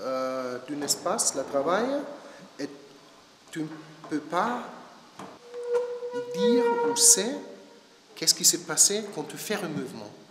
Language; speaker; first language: French; non-native, learner; German